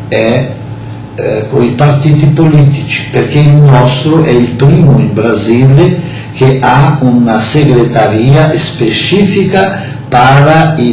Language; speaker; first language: Italian; non-native, fluent; Portuguese